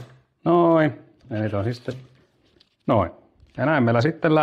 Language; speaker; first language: Finnish; native; Finnish